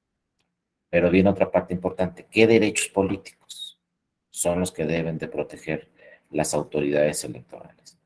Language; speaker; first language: Spanish; native; Spanish